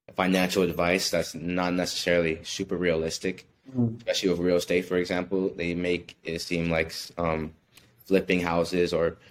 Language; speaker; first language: English; native; English